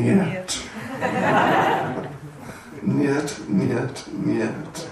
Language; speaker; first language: Russian; non-native, learner; English